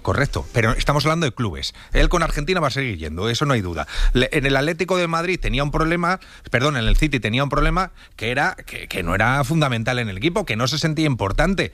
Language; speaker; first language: Spanish; native; Spanish